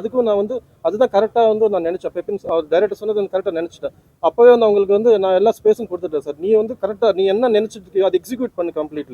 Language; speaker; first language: Tamil; non-native, fluent; Telugu